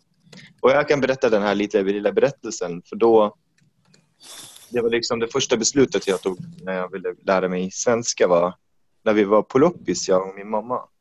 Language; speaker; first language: Swedish; non-native, fluent; Arabic